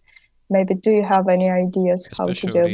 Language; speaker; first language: English; non-native, fluent; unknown